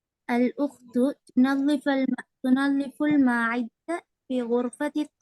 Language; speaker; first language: Arabic; non-native, learner; Tamil